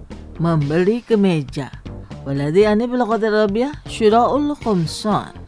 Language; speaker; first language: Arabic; non-native, fluent; Indonesian